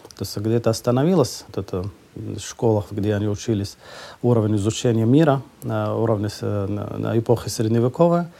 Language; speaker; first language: Russian; non-native, fluent; Persian